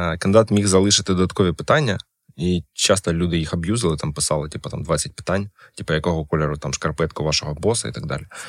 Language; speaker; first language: Ukrainian; non-native, local second language; Russian